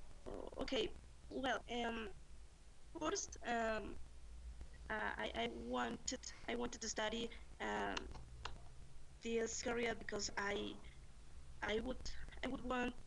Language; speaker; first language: English; non-native, learner; Spanish